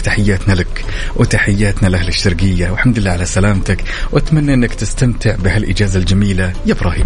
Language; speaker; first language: Arabic; native; Arabic